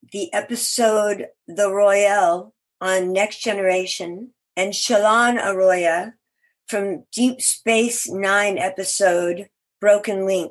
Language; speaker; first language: English; native; English